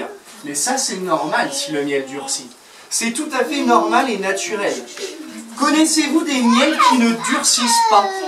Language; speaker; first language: French; native; French